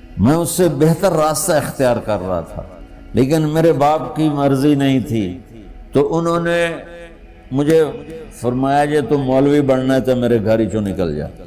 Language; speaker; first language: Urdu; non-native, local second language; Punjabi